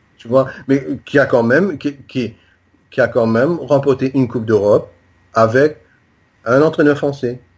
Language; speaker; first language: French; non-native, local second language; Morisyen